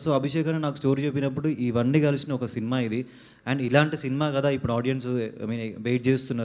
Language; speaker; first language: Telugu; native; Telugu